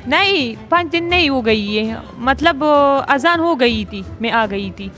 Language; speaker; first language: Urdu; non-native, local second language; Pashto